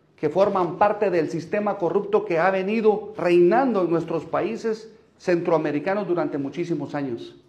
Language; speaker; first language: Spanish; native; Spanish